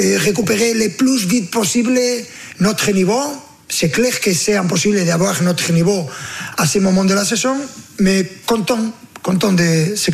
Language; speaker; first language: French; non-native, fluent; Spanish